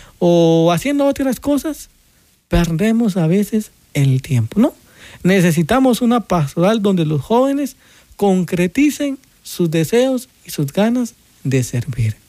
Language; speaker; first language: Spanish; native; Spanish